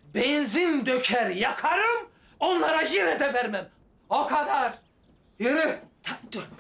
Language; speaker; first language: Turkish; native; Turkish